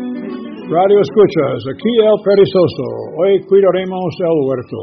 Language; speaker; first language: Spanish; non-native, learner; English